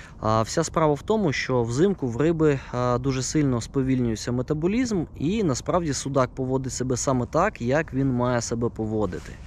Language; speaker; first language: Ukrainian; non-native, local second language; Russian